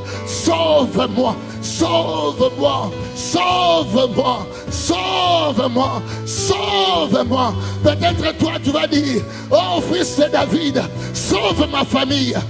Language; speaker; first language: French; non-native, local second language; Lingala